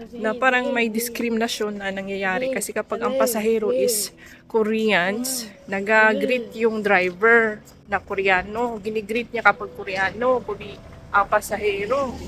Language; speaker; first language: Filipino; non-native, local second language; Cebuano